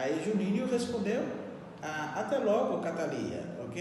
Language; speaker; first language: Portuguese; non-native, learner; Haitian Creole